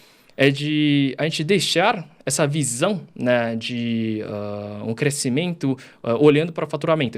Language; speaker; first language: Portuguese; early bilingual, other home language; Chinese